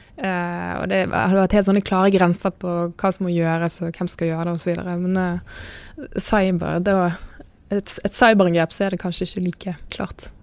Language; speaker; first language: Norwegian; native; Norwegian